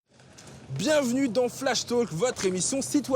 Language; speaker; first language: French; native; French